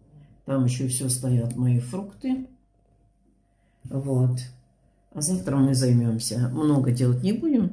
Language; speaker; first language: Russian; native; Russian